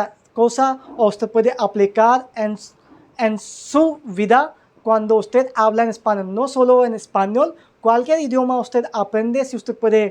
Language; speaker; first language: Spanish; non-native, learner; Hindi